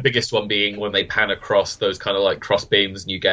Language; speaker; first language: English; native; English